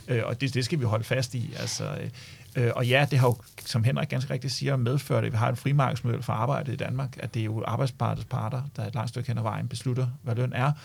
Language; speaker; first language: Danish; native; Danish